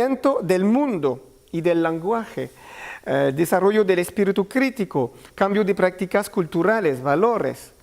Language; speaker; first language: Spanish; non-native, learner; French